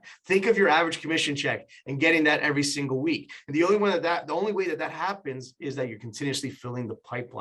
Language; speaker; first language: English; native; English